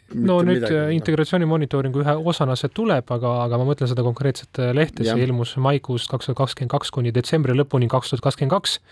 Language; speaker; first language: Estonian; non-native, local second language; Russian